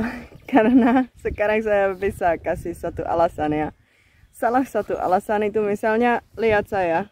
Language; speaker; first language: Indonesian; non-native, fluent; Czech